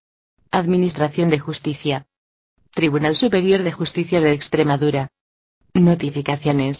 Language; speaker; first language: Spanish; native; Spanish